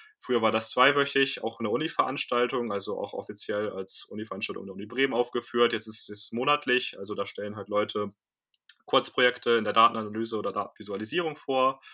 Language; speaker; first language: German; native; German